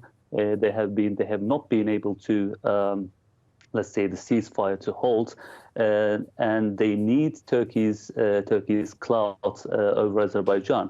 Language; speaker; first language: English; non-native, fluent; Turkish